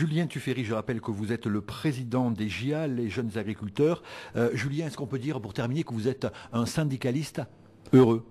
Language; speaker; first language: French; native; French